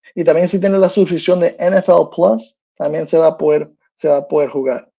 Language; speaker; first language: Spanish; early bilingual, heritage; Spanish